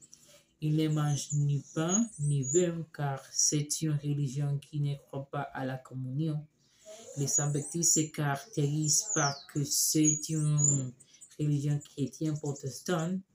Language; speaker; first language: French; non-native, learner; Spanish